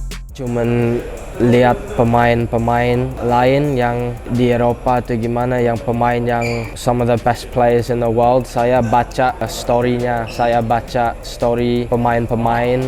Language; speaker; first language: Indonesian; early bilingual, heritage; English